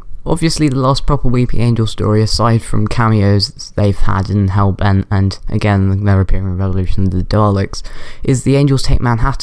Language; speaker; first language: English; native; English